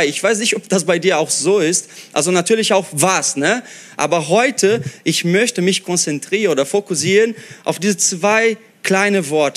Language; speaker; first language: German; non-native, fluent; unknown